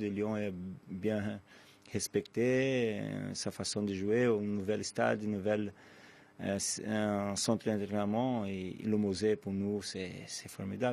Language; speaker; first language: French; non-native, fluent; Portuguese